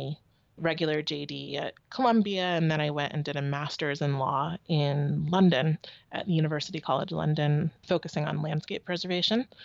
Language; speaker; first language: English; native; English